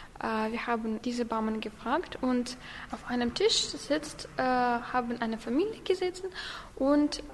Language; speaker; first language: German; non-native, learner; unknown